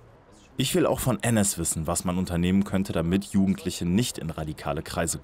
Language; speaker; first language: German; native; German